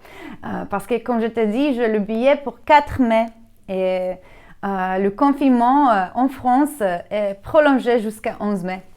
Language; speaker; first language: French; non-native, learner; Polish